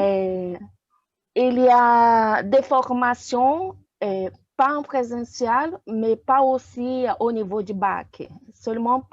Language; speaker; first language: French; non-native, fluent; Portuguese